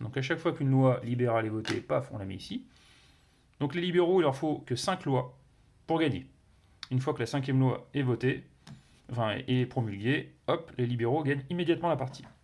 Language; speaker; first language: French; native; French